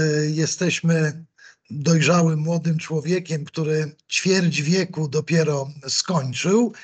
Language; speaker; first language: Polish; native; Polish